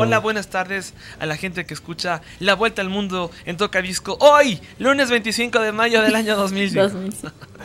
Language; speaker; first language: Spanish; native; Spanish